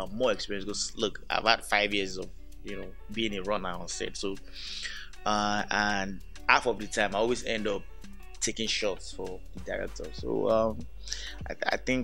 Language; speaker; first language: English; non-native, local second language; Yoruba